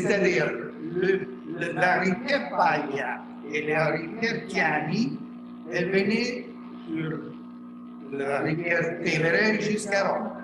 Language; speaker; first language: French; non-native, learner; Italian